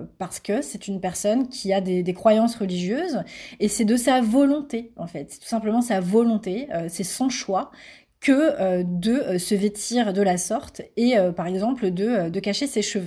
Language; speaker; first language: French; native; French